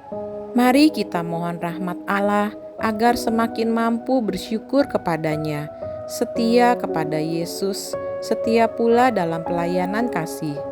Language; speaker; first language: Indonesian; native; Indonesian